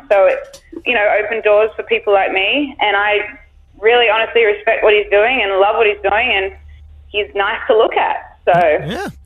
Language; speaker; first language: English; native; English